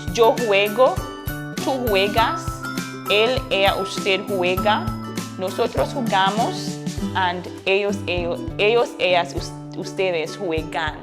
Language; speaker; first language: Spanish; non-native, fluent; English